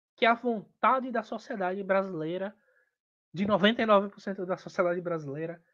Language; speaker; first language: Portuguese; native; Portuguese